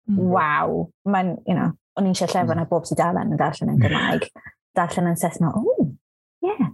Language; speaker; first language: Welsh; native; Welsh